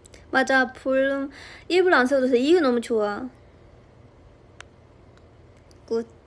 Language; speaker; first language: Korean; non-native, fluent; Chinese